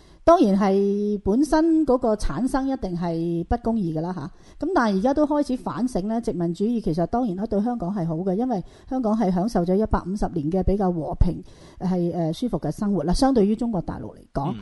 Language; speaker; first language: Cantonese; native; Cantonese